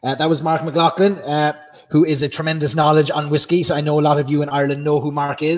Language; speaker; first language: English; native; English